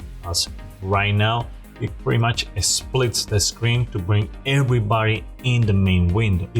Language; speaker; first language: English; non-native, fluent; Spanish